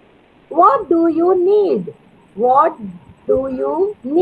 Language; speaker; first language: English; non-native, learner; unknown